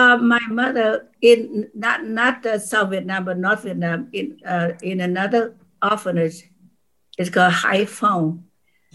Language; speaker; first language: English; non-native, fluent; Vietnamese